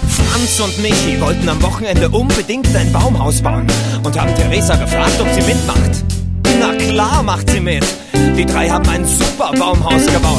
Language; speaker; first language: German; native; German